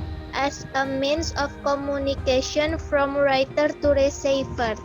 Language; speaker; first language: English; non-native, learner; Indonesian